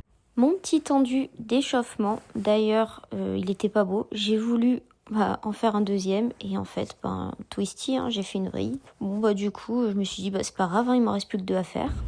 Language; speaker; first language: French; native; French